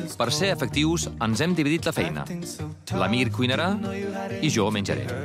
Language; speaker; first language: Catalan; non-native, fluent; Icelandic